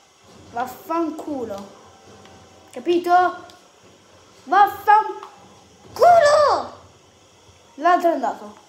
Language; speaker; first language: Italian; native; Italian